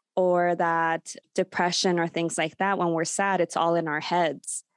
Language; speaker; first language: English; native; English